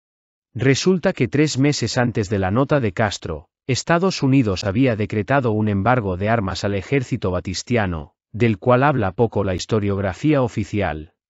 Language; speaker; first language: Spanish; native; Spanish